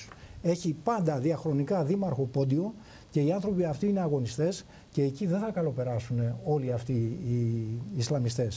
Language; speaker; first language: Greek; native; Greek